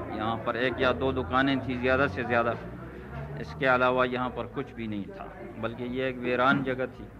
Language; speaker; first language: Urdu; non-native, local second language; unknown